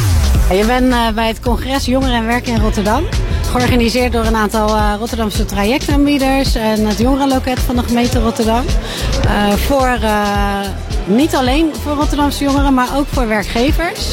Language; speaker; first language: Dutch; native; Dutch